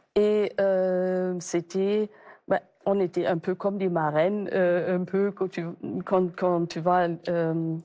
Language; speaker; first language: French; non-native, fluent; German